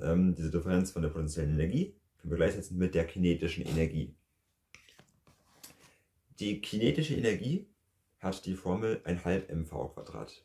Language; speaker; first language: German; native; German